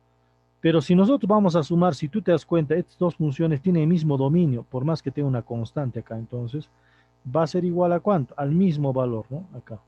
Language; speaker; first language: Spanish; native; Spanish